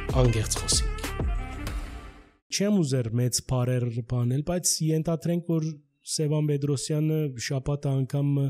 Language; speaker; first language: Armenian; early bilingual, heritage; Armenian